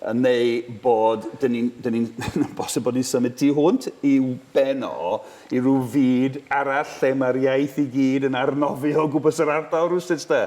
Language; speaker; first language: Welsh; non-native, fluent; English